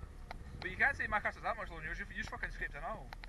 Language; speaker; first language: English; native; English